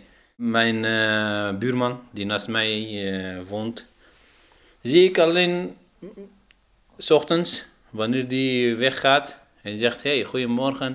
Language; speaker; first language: Dutch; non-native, fluent; Arabic